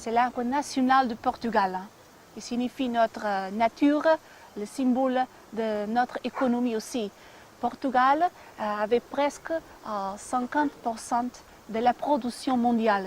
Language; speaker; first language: French; non-native, fluent; Portuguese